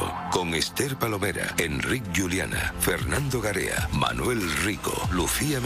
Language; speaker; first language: Spanish; native; Spanish